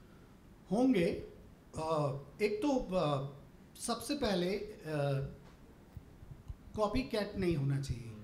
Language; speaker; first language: Hindi; native; Hindi